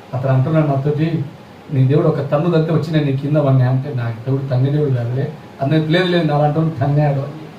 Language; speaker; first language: Telugu; non-native, local second language; Lambadi